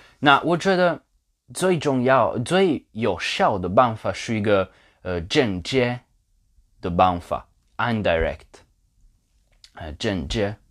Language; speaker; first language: Chinese; non-native, learner; Polish